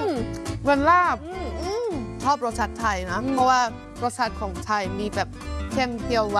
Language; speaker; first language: Thai; non-native, fluent; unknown